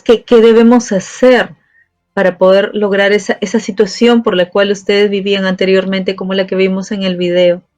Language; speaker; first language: Spanish; native; Spanish